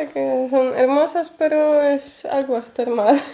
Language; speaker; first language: Spanish; non-native, learner; Polish